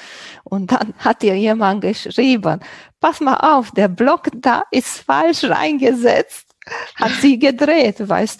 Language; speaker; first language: German; non-native, local second language; Romanian